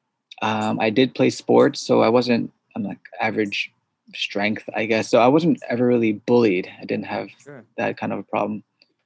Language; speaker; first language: English; early bilingual, other home language; Korean